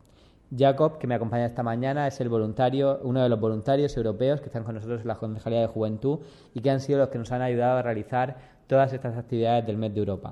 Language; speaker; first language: Spanish; native; Spanish